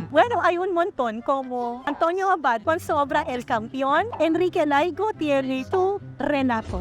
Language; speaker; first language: Spanish; non-native, fluent; Filipino